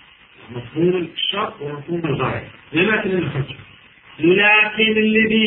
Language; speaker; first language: Arabic; native; Arabic